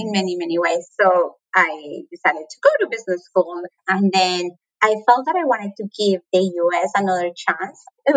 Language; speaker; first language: English; non-native, fluent; Spanish